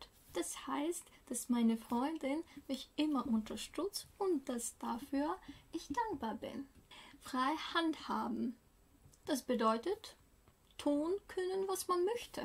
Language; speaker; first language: German; non-native, fluent; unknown